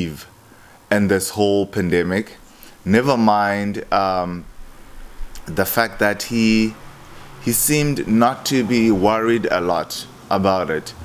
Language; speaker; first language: English; non-native, local second language; Xhosa